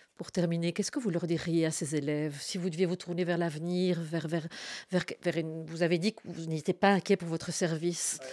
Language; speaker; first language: French; native; French